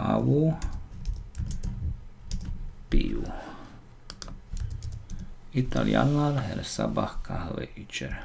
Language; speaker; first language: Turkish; non-native, learner; Slovak